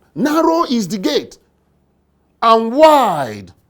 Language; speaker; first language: English; non-native, local second language; Yoruba